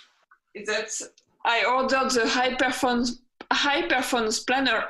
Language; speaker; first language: English; non-native, fluent; French